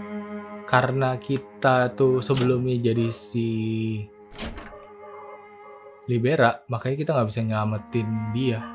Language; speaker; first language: Indonesian; native; Indonesian